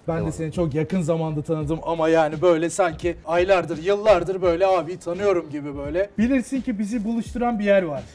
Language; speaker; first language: Turkish; native; Turkish